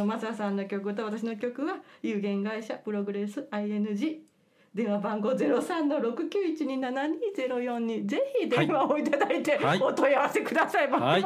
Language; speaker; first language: Japanese; native; Japanese